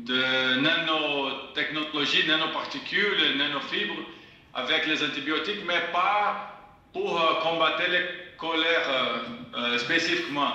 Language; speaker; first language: French; non-native, fluent; Portuguese